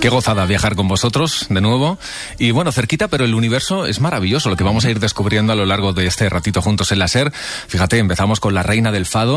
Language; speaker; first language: Spanish; native; Spanish